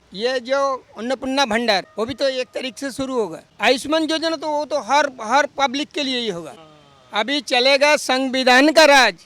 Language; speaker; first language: Hindi; non-native, local second language; Bangla